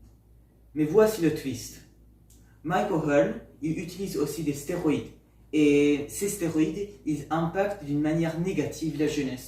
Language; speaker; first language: French; non-native, learner; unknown